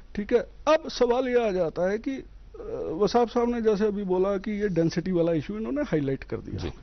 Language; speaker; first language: Hindi; native; Hindi